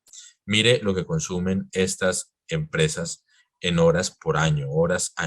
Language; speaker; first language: Spanish; native; Spanish